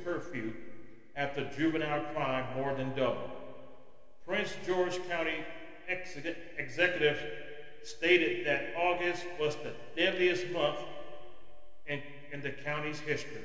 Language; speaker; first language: English; native; English